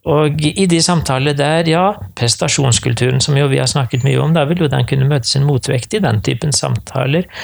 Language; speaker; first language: Norwegian; native; Norwegian